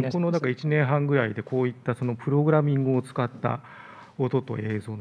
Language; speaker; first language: Japanese; native; Japanese